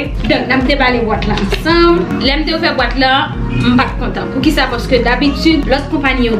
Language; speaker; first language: French; non-native, local second language; Haitian Creole